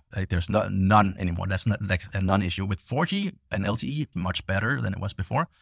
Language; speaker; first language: English; non-native, fluent; Danish